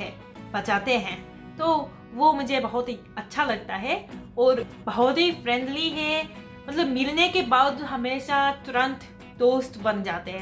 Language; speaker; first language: Hindi; non-native, fluent; Japanese